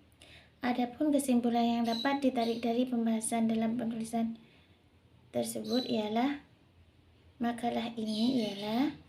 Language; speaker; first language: Indonesian; native; Indonesian